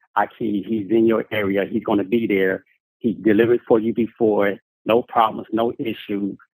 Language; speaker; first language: English; native; English